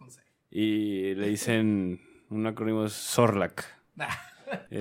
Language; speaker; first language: Spanish; native; Spanish